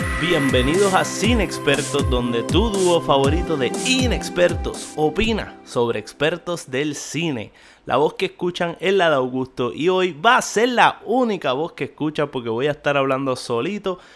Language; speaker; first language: Spanish; native; Spanish